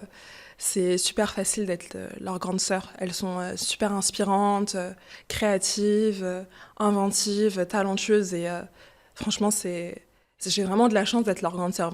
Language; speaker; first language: French; early bilingual, other home language; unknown